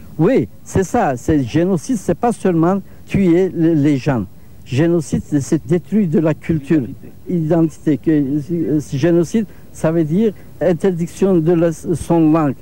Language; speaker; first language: French; non-native, learner; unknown